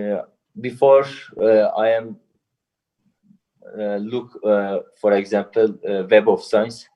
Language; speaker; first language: English; non-native, learner; Turkish